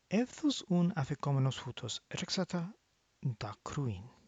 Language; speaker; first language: Greek; non-native, fluent; English